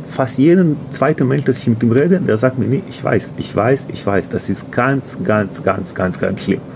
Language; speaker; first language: German; non-native, learner; Hebrew